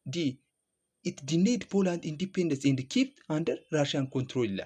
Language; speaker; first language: English; non-native, local second language; Amharic